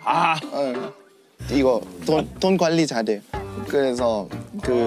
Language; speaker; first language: Korean; non-native, fluent; Thai